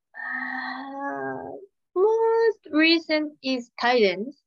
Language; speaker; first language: English; non-native, learner; Japanese